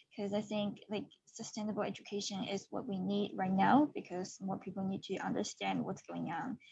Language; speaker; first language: English; non-native, fluent; Chinese